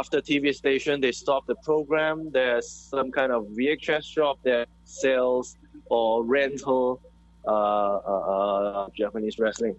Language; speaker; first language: English; non-native, local second language; Cantonese